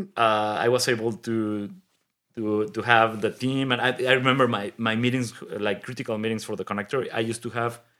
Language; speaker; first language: English; non-native, fluent; Spanish